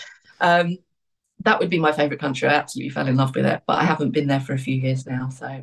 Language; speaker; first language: English; native; English